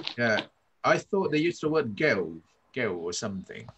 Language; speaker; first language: English; non-native, fluent; Thai